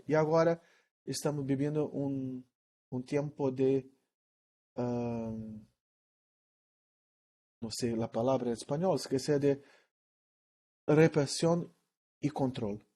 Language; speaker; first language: Spanish; non-native, learner; Portuguese